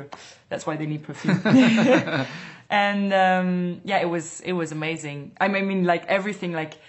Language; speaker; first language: English; non-native, fluent; Dutch